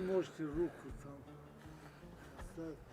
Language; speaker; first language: Russian; non-native, local second language; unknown